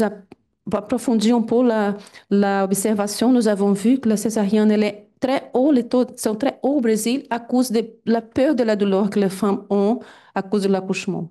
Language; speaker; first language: French; non-native, fluent; Portuguese